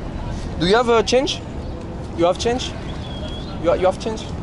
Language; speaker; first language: English; non-native, learner; French